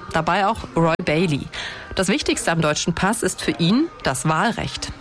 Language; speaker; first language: German; native; German